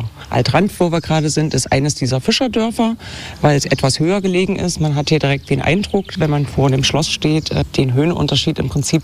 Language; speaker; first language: German; native; German